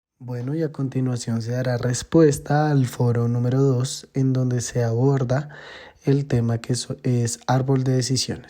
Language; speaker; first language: Spanish; native; Spanish